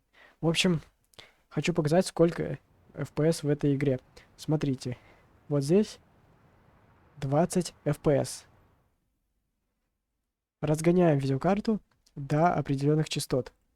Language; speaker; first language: Russian; native; Russian